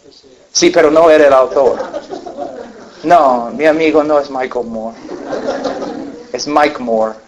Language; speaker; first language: Spanish; non-native, fluent; English